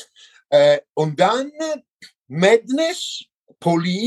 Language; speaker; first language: German; non-native, learner; Italian